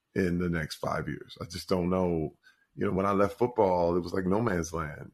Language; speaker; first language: English; native; English